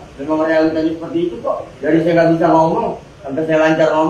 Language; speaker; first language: Indonesian; native; Indonesian